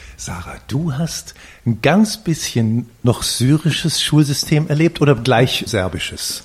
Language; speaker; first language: German; native; German